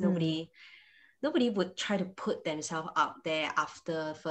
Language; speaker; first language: English; non-native, local second language; Chinese